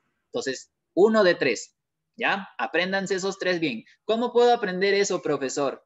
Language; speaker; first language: Spanish; native; Spanish